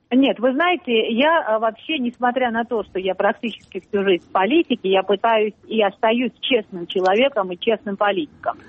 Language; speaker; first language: Russian; non-native, local second language; Georgian